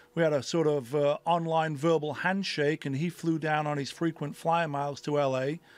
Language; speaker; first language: English; native; English